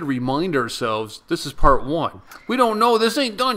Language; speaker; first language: English; native; English